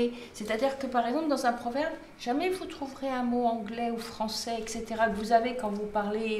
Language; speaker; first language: French; native; French